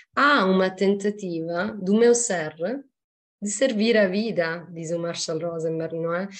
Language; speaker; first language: Portuguese; non-native, fluent; Italian